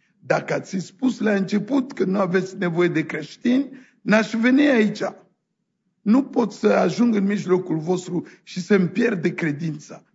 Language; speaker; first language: Romanian; non-native, fluent; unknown